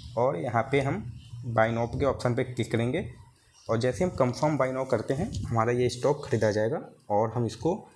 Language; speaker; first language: Hindi; native; Hindi